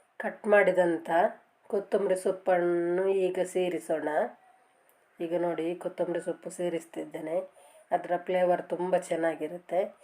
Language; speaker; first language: Kannada; non-native, local second language; Tulu